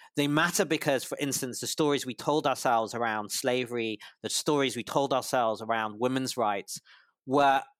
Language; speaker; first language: English; native; English